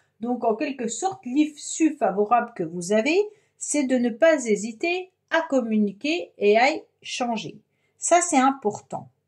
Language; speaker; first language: French; native; French